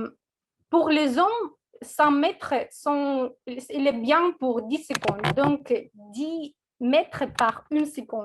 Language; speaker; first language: French; non-native, learner; Russian